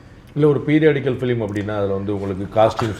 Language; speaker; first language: Tamil; native; Tamil